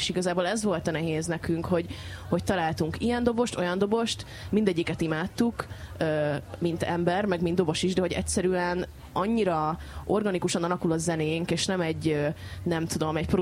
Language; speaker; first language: Hungarian; native; Hungarian